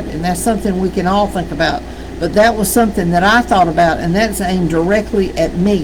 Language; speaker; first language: English; native; English